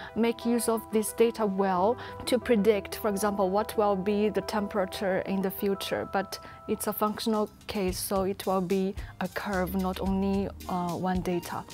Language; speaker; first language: English; non-native, fluent; Chinese